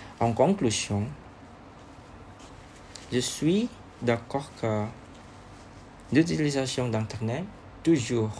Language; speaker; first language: French; non-native, learner; Indonesian